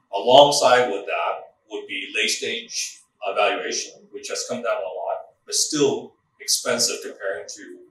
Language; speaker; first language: English; non-native, local second language; Cantonese